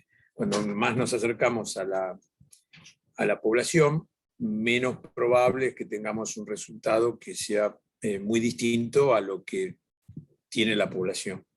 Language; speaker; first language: Spanish; native; Spanish